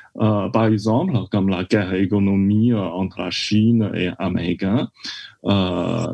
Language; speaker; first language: French; non-native, learner; Chinese